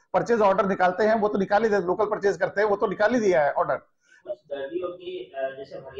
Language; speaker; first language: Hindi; non-native, local second language; Gujarati